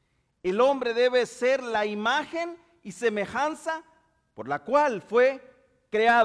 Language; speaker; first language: Spanish; native; Spanish